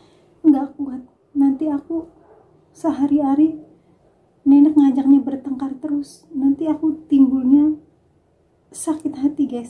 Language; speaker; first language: Indonesian; non-native, local second language; Javanese